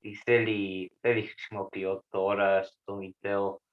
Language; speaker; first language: Greek; non-native, learner; English